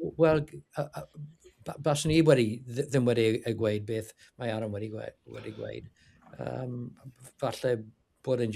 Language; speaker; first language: Welsh; non-native, learner; English